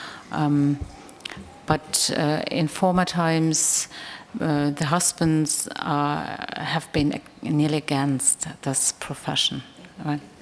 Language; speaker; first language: English; non-native, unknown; German